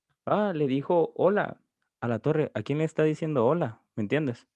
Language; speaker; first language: Spanish; native; Spanish